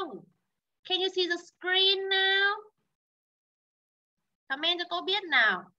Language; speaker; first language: English; non-native, learner; Vietnamese